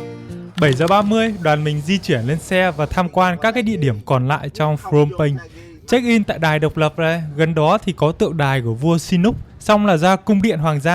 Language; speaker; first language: Vietnamese; native; Vietnamese